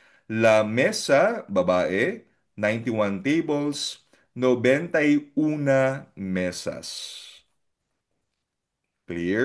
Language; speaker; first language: Spanish; non-native, fluent; Filipino